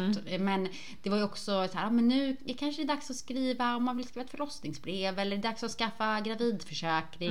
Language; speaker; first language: Swedish; native; Swedish